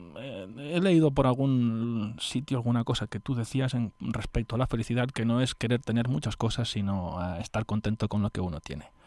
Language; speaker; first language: Spanish; non-native, local second language; Catalan